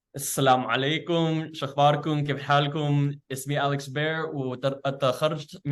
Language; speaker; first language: Arabic; non-native, fluent; English